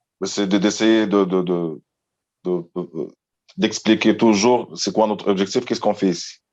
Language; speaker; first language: French; non-native, local second language; Arabic